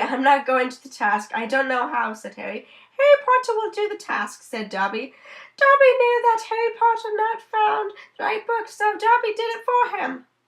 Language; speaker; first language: English; native; English